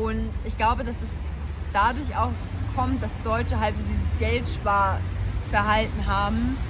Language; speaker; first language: German; native; German